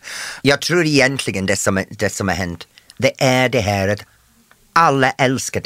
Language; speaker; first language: Swedish; non-native, fluent; English